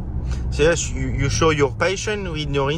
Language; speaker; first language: English; non-native, learner; French